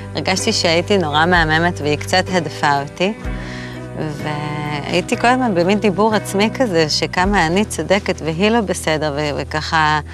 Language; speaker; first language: Hebrew; native; Hebrew